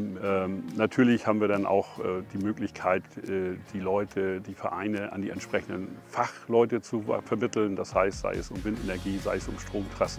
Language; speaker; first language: German; native; German